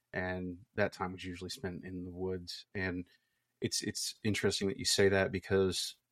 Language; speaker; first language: English; native; English